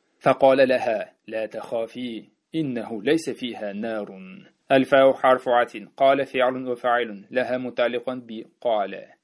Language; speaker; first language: Arabic; non-native, fluent; Uzbek